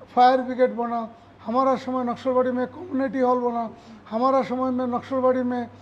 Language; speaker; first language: Hindi; non-native, local second language; Bangla